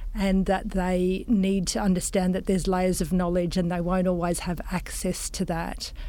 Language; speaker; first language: English; native; English